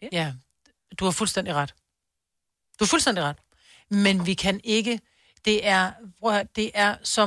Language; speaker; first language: Danish; native; Danish